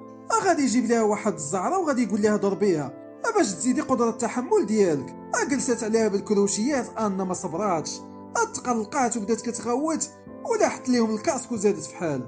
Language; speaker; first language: Arabic; native; Arabic